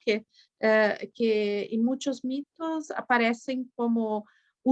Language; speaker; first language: Spanish; non-native, fluent; Portuguese